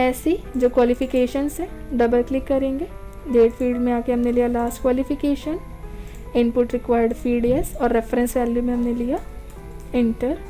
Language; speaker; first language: Hindi; native; Hindi